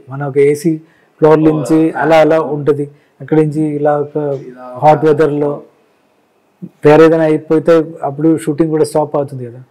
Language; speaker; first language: Telugu; non-native, learner; Malayalam